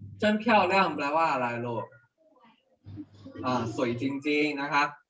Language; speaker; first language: Chinese; non-native, fluent; Thai